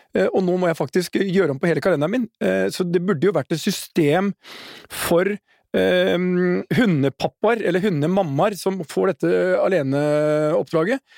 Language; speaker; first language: Norwegian; native; Norwegian